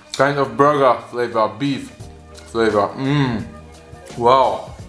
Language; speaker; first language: English; non-native, fluent; German